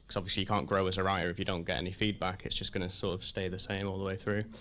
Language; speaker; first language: English; native; English